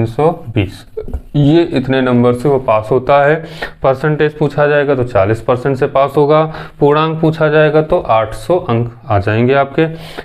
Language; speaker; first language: Hindi; native; Hindi